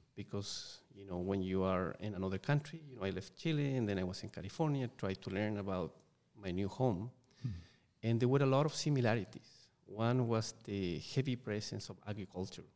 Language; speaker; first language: English; non-native, fluent; Spanish